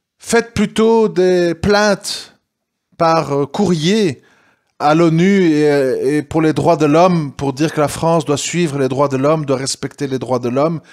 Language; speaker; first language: French; native; French